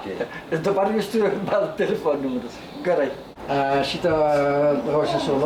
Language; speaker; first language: Lithuanian; non-native, learner; Dutch